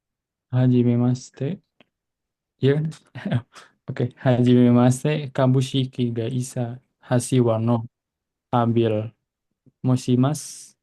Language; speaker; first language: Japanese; non-native, learner; Indonesian